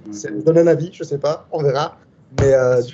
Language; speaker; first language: French; native; French